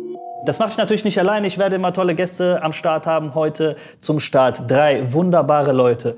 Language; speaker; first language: German; early bilingual, other home language; Persian